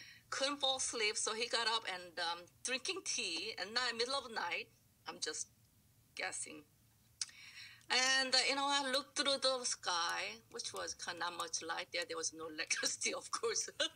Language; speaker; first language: English; non-native, fluent; Korean